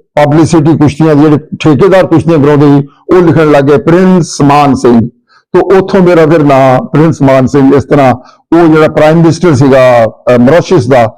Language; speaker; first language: Punjabi; native; Punjabi